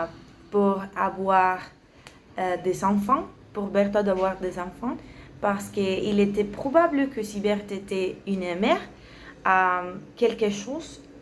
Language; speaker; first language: French; non-native, learner; Spanish